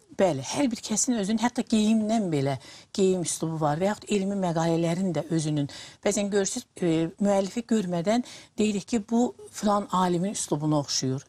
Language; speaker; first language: Azerbaijani; native; Azerbaijani